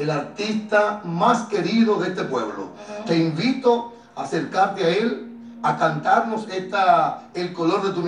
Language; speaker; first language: Spanish; native; Spanish